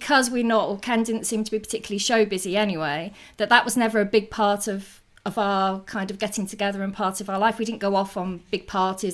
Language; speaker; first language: English; native; English